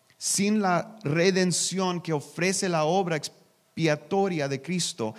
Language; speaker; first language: Spanish; non-native, learner; English